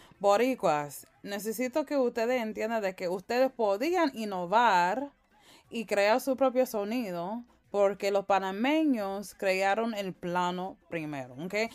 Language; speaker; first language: Spanish; early bilingual, heritage; Spanish